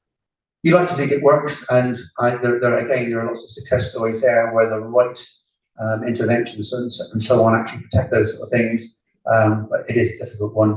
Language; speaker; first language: English; native; English